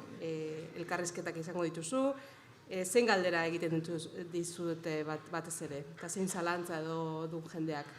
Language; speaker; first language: Basque; native; Basque